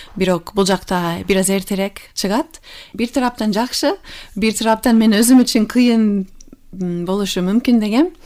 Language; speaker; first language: Kyrgyz; non-native, fluent; English